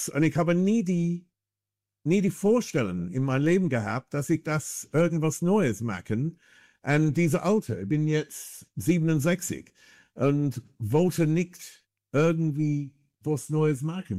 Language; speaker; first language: German; non-native, fluent; English